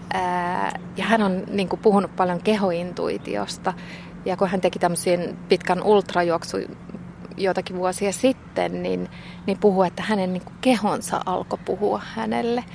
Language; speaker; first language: Finnish; native; Finnish